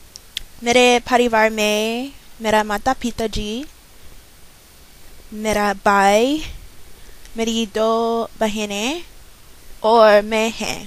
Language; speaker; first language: Hindi; non-native, learner; English